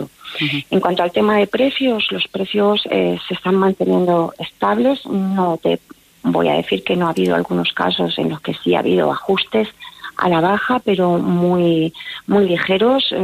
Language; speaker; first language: Spanish; native; Spanish